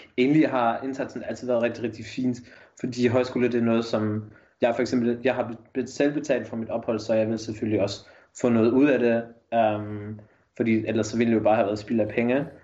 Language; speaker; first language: Danish; native; Danish